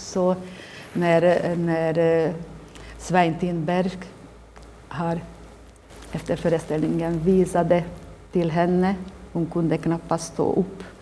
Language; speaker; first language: Swedish; non-native, fluent; Hungarian